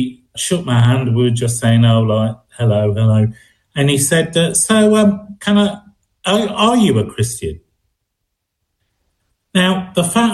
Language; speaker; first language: English; native; English